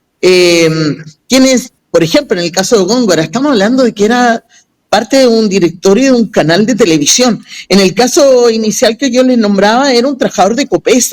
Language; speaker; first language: Spanish; native; Spanish